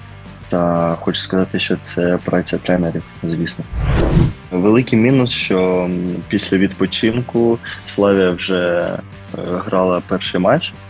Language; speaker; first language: Ukrainian; early bilingual, heritage; Ukrainian